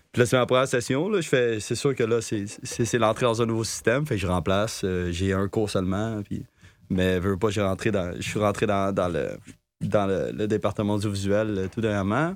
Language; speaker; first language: French; native; French